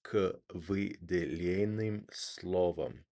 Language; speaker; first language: Russian; non-native, learner; English